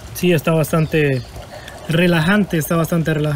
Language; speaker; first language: Spanish; native; Spanish